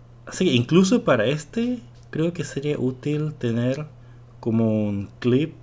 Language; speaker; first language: Spanish; non-native, fluent; Korean